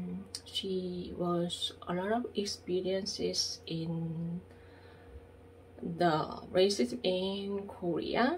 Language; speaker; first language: English; non-native, learner; Korean